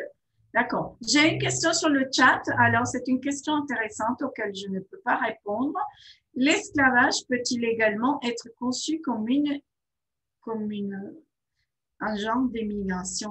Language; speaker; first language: French; non-native, fluent; Spanish